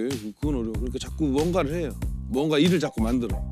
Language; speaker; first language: Korean; native; Korean